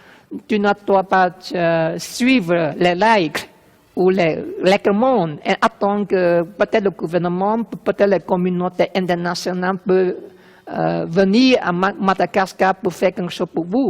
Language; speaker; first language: French; non-native, fluent; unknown